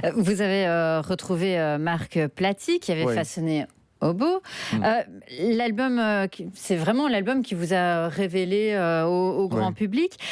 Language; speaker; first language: French; native; French